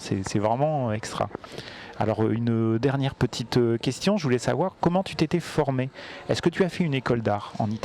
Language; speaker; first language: French; native; French